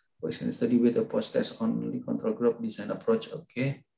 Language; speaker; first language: English; non-native, fluent; Indonesian